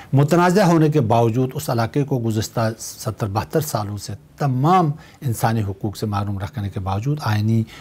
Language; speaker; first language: Urdu; non-native, local second language; Shina